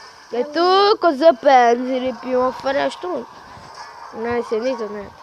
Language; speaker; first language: Italian; native; Italian